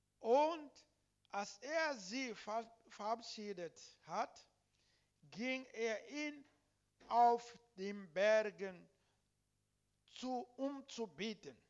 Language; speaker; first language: German; non-native, learner; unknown